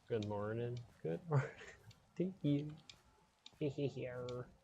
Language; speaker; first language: English; native; English